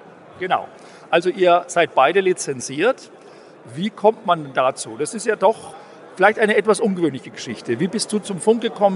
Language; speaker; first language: German; native; German